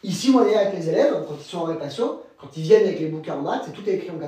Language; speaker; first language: French; native; French